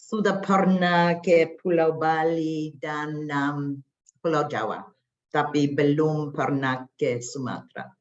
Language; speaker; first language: Indonesian; non-native, fluent; English